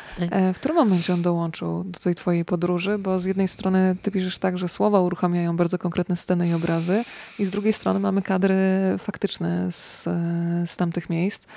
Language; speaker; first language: Polish; native; Polish